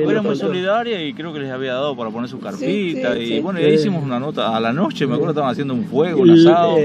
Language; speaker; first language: Spanish; native; Spanish